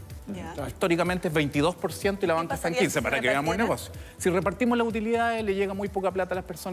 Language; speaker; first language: Spanish; native; Spanish